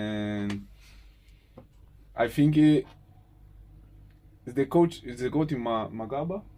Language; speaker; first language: English; non-native, learner; Portuguese